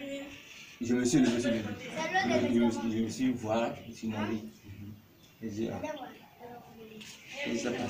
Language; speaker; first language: French; non-native, local second language; Ewe